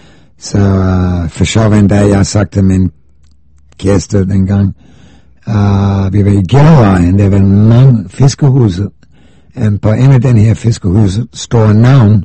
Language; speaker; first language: Danish; non-native, fluent; English